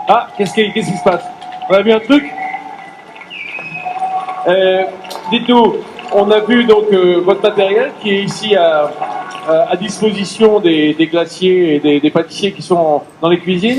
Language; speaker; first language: French; native; French